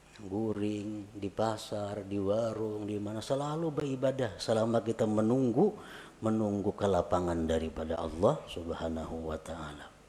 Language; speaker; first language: Indonesian; non-native, local second language; Banjar